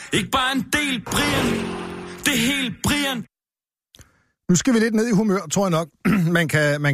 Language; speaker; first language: Danish; native; Danish